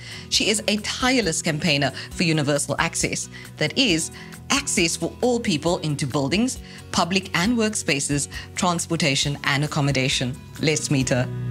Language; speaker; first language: English; native; English